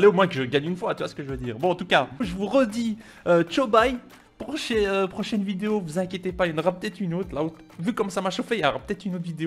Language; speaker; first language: French; native; French